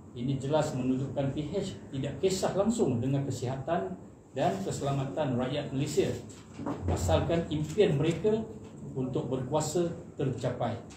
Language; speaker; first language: Malay; non-native, local second language; Chinese